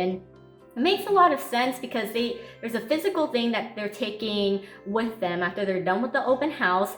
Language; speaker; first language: English; native; English